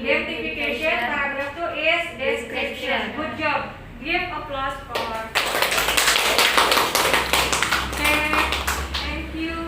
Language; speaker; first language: English; non-native, learner; Indonesian